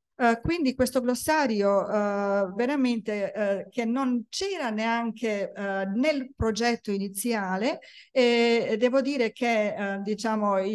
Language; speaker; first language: Italian; non-native, fluent; Bosnian